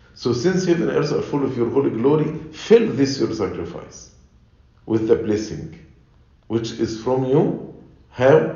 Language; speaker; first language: English; non-native, fluent; Arabic